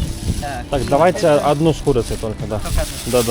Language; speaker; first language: Russian; non-native, fluent; Lithuanian